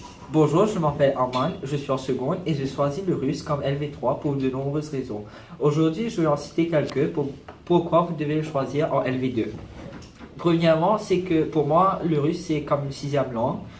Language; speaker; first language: French; non-native, local second language; Morisyen